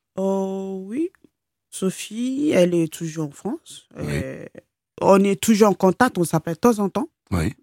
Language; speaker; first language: French; non-native, fluent; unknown